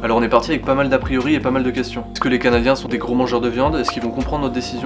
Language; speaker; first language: French; native; French